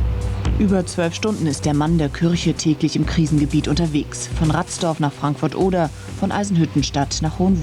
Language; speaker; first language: German; native; German